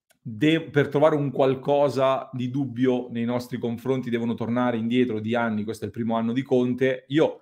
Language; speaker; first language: Italian; native; Italian